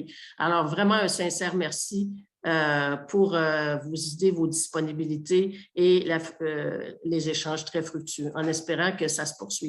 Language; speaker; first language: French; native; French